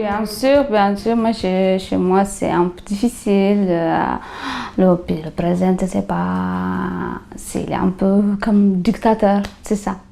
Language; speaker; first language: French; non-native, learner; Tigrinya